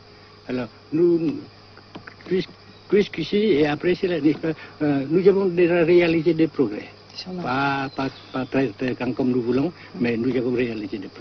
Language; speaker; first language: French; non-native, fluent; Vietnamese